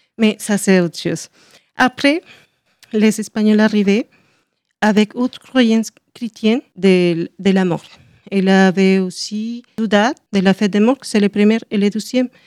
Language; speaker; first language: French; non-native, learner; Spanish